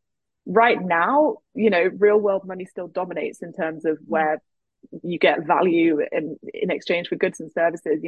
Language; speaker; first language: English; native; English